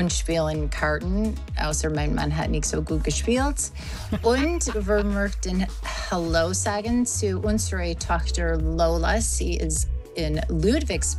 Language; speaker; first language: German; non-native, learner; English